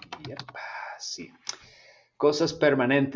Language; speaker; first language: Spanish; non-native, fluent; English